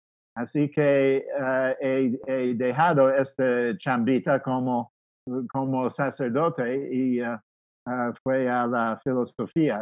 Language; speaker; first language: Spanish; non-native, fluent; English